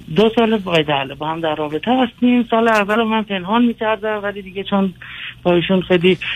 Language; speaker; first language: Persian; early bilingual, other home language; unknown